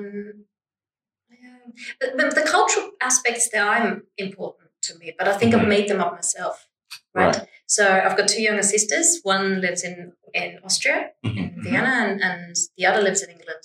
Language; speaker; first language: English; non-native, fluent; German